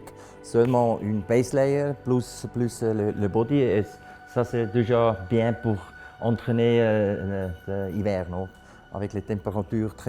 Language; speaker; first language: French; non-native, local second language; German